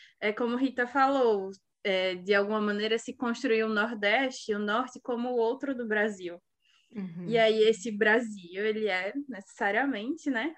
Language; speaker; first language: Portuguese; native; Portuguese